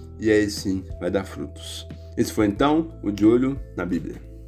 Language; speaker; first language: Portuguese; native; Portuguese